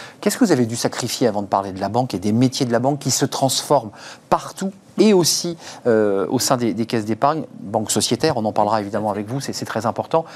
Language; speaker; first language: French; native; French